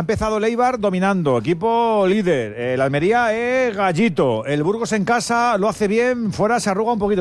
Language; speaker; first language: Spanish; native; Spanish